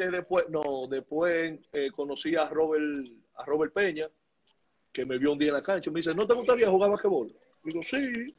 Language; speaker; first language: Spanish; native; Spanish